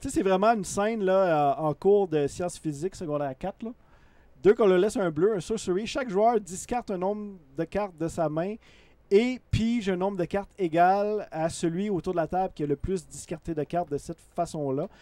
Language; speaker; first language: French; native; French